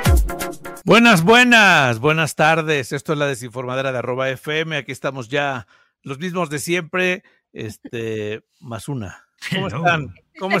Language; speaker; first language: Spanish; native; Spanish